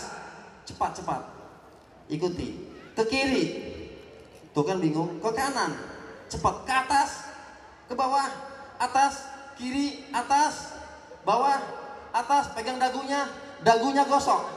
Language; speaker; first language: Indonesian; native; Indonesian